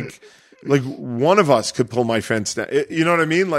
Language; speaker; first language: English; native; English